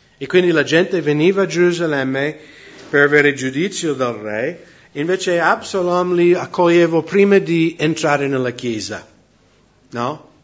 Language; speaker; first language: Italian; non-native, fluent; English